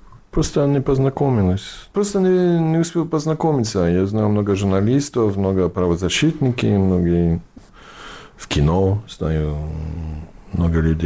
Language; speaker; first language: Russian; non-native, fluent; English